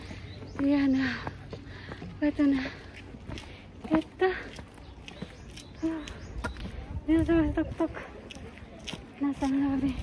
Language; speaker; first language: Japanese; non-native, learner; Filipino